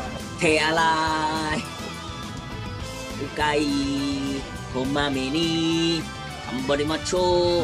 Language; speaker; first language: Japanese; non-native, learner; Thai